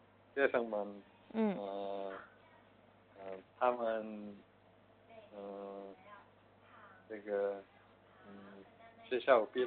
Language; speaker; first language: Chinese; non-native, learner; Korean